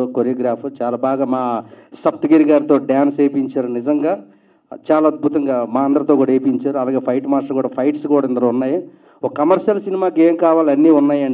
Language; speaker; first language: Telugu; native; Telugu